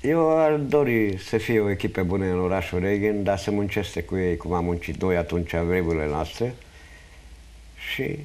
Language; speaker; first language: Romanian; non-native, local second language; Hungarian